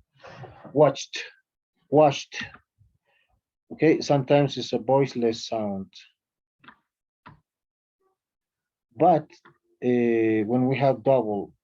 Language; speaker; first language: English; non-native, fluent; Spanish